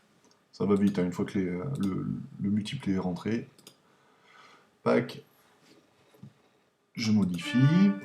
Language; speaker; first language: French; native; French